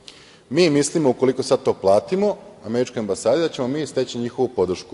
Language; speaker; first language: Serbian; native; Serbian